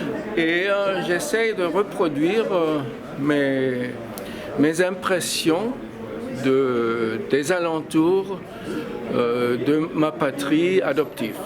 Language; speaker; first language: French; non-native, fluent; German